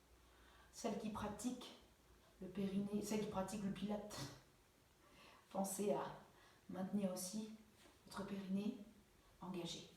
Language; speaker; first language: French; native; French